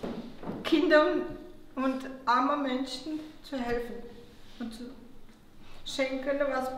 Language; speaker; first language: German; non-native, learner; Romanian